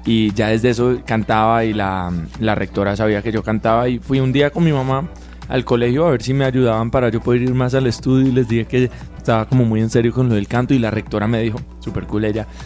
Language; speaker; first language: Spanish; native; Spanish